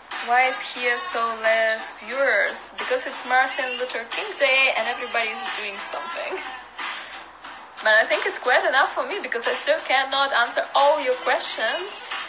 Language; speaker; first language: English; non-native, fluent; Russian